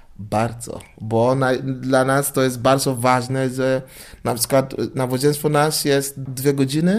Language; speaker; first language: Polish; non-native, learner; English